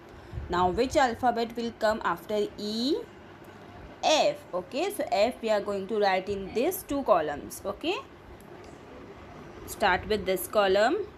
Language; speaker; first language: English; non-native, local second language; Hindi